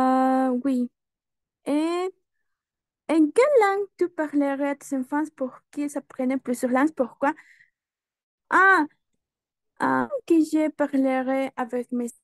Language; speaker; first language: French; non-native, learner; Spanish